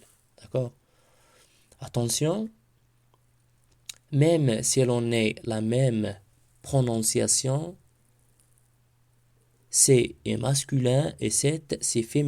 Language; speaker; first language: French; non-native, local second language; Arabic